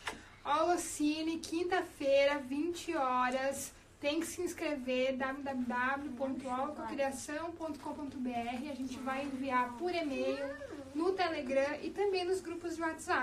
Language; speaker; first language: Portuguese; native; Portuguese